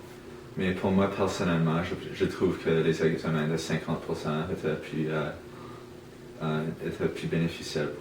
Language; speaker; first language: French; non-native, local second language; English